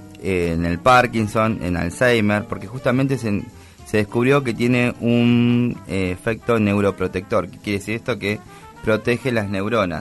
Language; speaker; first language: Spanish; native; Spanish